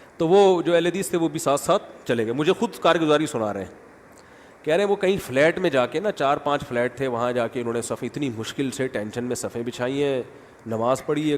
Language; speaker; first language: Urdu; native; Urdu